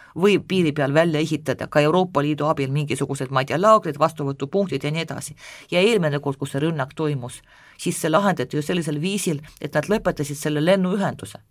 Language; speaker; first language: Estonian; non-native, local second language; Russian